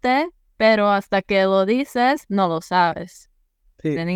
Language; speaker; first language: Spanish; non-native, fluent; Czech